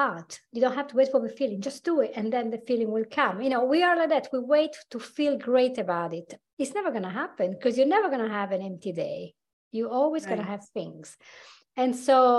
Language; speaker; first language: English; non-native, fluent; Italian